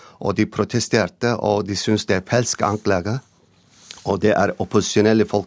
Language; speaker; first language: Norwegian; non-native, learner; Turkish